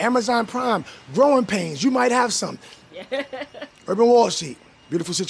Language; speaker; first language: English; native; English